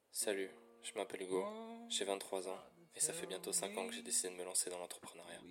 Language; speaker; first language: French; native; French